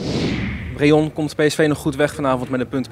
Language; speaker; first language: Dutch; native; Dutch